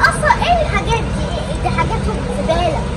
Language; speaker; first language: Arabic; native; Arabic